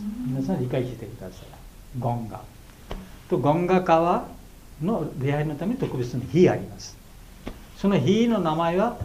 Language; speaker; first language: Japanese; non-native, fluent; Bangla